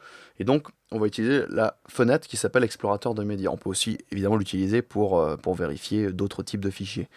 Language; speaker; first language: French; native; French